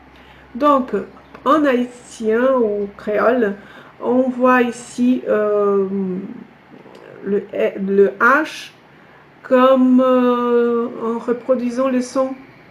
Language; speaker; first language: French; non-native, fluent; Portuguese